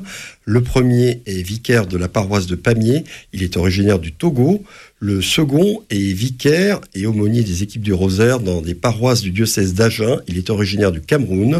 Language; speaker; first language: French; native; French